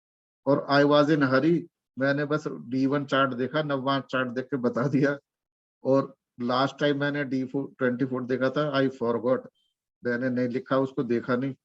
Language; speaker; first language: Hindi; native; Hindi